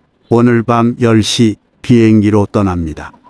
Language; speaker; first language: Korean; native; Korean